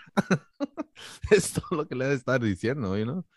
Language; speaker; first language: Spanish; native; Spanish